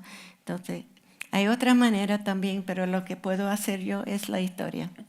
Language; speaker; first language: Spanish; non-native, fluent; English